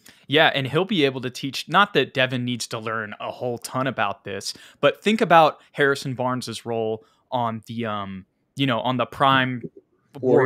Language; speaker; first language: English; native; English